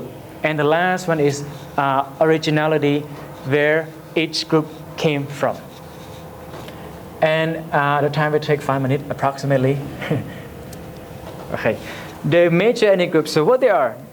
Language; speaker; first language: English; non-native, learner; Lao